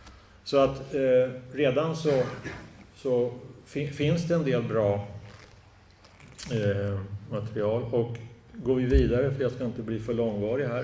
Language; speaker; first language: Swedish; native; Swedish